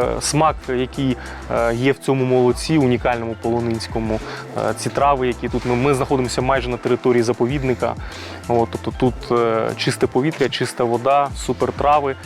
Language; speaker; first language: Ukrainian; native; Ukrainian